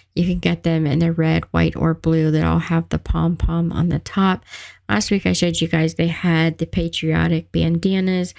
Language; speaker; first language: English; native; English